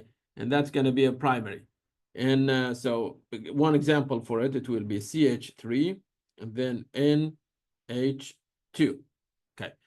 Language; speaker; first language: English; non-native, fluent; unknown